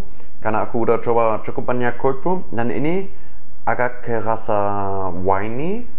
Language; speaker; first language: Indonesian; non-native, fluent; German